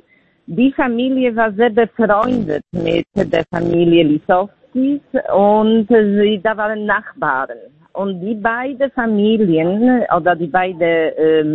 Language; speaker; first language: German; non-native, fluent; Polish